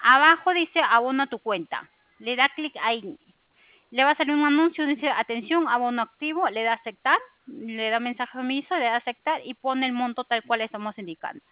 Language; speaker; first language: Spanish; native; Spanish